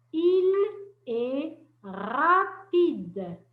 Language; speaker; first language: French; non-native, local second language; Arabic